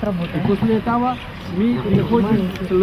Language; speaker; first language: Russian; non-native, fluent; Hindi